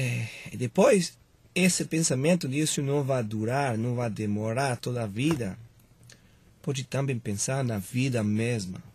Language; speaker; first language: Portuguese; non-native, learner; Spanish